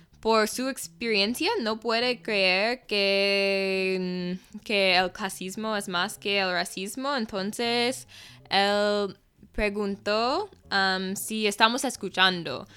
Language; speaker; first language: Spanish; non-native, fluent; English